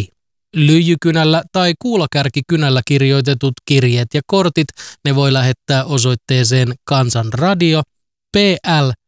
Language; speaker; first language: Finnish; native; Finnish